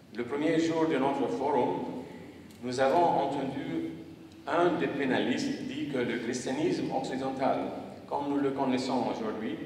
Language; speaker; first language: French; non-native, local second language; Arabic